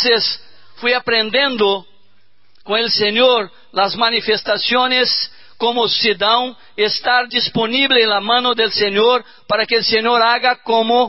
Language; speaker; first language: Spanish; non-native, learner; Portuguese